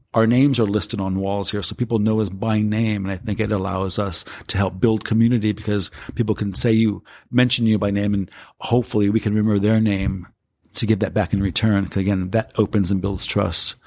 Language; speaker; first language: English; native; English